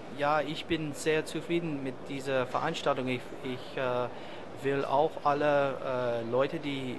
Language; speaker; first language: German; non-native, learner; English